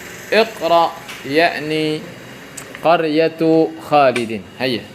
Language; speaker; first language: Arabic; non-native, fluent; Indonesian